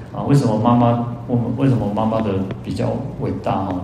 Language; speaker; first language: Chinese; native; Chinese